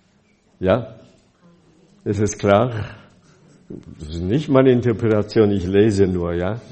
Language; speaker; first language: German; non-native, fluent; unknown